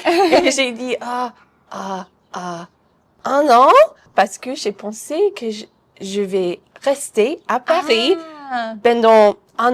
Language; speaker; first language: French; non-native, fluent; English